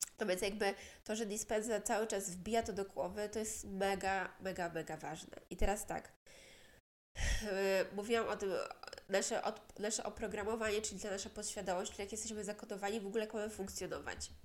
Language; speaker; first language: Polish; native; Polish